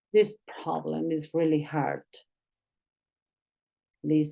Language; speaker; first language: English; non-native, learner; Spanish